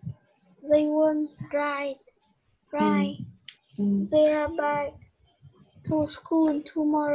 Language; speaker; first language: English; non-native, learner; Vietnamese